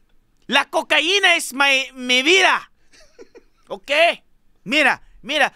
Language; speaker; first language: Spanish; non-native, learner; English